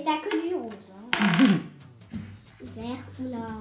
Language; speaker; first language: French; native; French